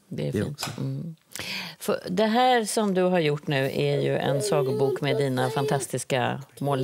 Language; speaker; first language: Swedish; native; Swedish